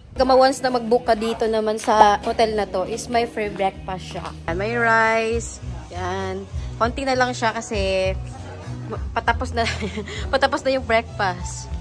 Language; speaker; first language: Filipino; non-native, local second language; Cebuano